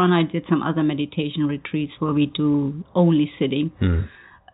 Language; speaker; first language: English; non-native, fluent; German